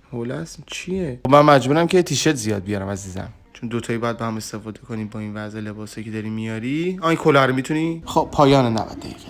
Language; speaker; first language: Persian; native; Persian